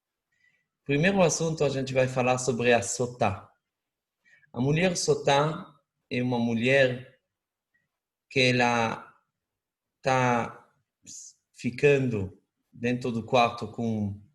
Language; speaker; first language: Portuguese; non-native, fluent; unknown